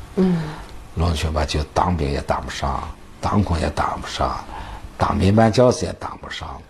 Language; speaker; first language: Chinese; native; Chinese